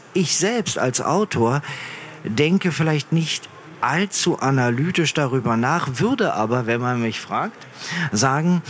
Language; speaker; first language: German; early bilingual, other home language; Arabic